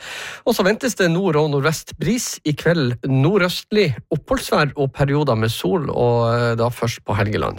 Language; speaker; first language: Norwegian; native; Norwegian